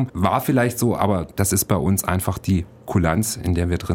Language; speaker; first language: German; native; German